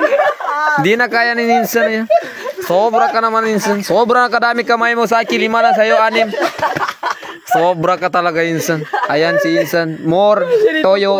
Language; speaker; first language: Filipino; non-native, local second language; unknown